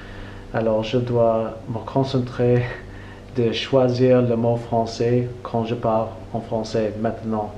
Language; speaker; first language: French; non-native, learner; English